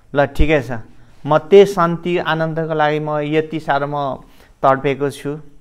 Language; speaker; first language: Nepali; non-native, local second language; Limbu